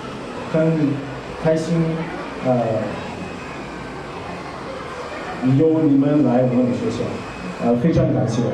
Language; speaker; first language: Chinese; non-native, fluent; Malagasy